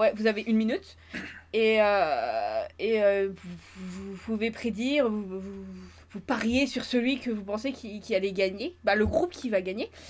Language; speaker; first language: French; native; French